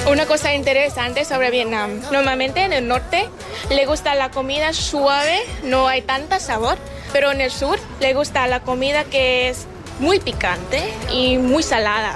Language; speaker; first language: Spanish; non-native, learner; Vietnamese